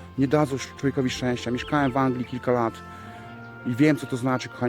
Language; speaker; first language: Polish; native; Polish